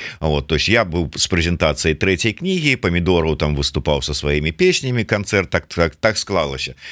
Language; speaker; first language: Belarusian; non-native, local second language; Russian